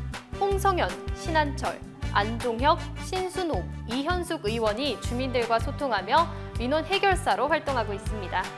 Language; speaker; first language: Korean; native; Korean